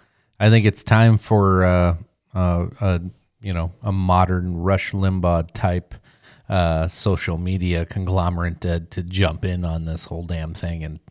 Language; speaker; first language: English; native; English